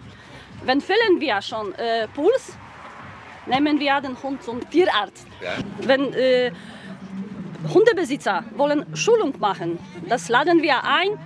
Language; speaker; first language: German; non-native, learner; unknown